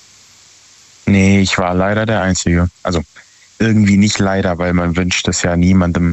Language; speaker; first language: German; native; German